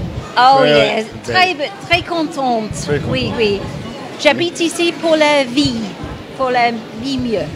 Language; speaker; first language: French; non-native, learner; English